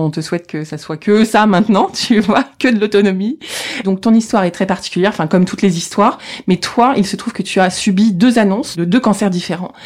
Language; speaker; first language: French; native; French